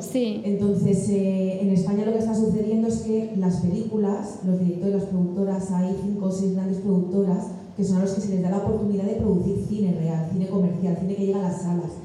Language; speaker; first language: Spanish; native; Spanish